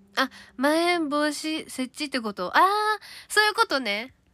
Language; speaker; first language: Japanese; native; Japanese